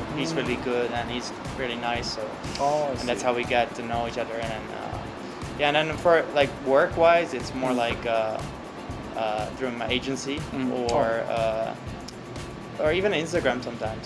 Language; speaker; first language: English; non-native, fluent; Dutch